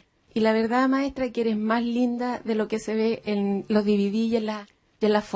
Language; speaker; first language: Spanish; native; Spanish